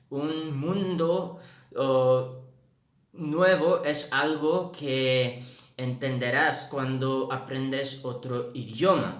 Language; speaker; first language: Spanish; non-native, fluent; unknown